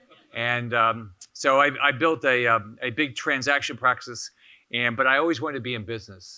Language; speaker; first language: English; native; English